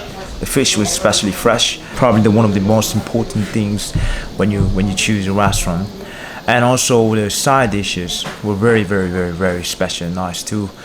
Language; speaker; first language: English; non-native, learner; Korean